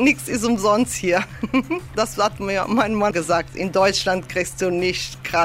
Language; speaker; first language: German; non-native, learner; Korean